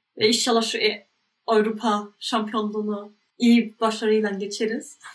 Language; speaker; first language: Turkish; early bilingual, heritage; Turkish